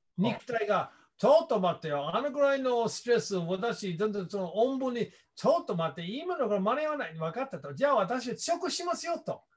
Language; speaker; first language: Japanese; non-native, fluent; English